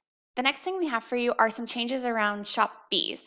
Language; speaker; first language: English; native; English